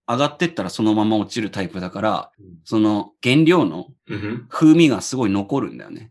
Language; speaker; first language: Japanese; native; Japanese